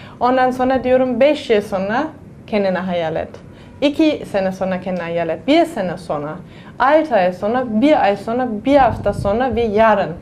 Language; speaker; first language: Turkish; non-native, fluent; German